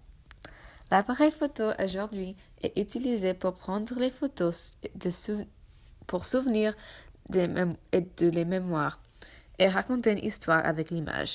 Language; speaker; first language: French; non-native, learner; English